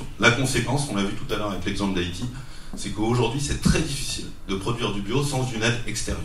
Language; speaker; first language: French; native; French